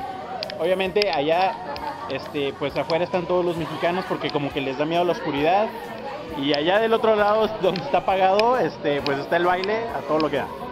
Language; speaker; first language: Spanish; native; Spanish